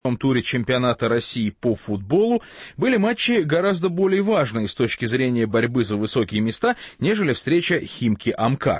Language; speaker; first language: Russian; native; Russian